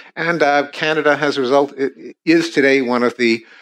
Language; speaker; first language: English; native; English